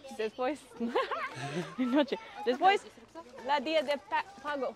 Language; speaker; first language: Spanish; non-native, learner; Danish